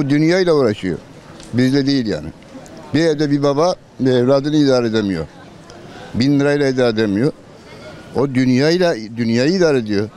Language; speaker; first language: Turkish; native; Turkish